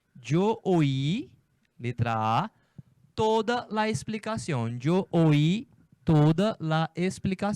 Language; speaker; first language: Spanish; non-native, fluent; Portuguese